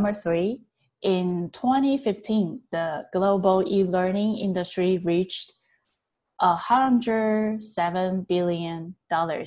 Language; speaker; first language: English; non-native, fluent; Chinese